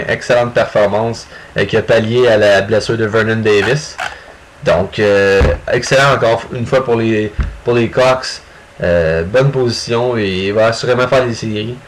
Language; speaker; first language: French; native; French